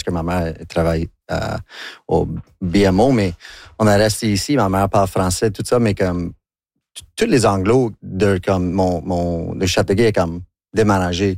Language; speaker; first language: French; non-native, local second language; English